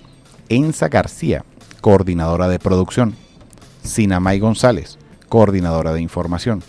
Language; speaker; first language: Spanish; native; Spanish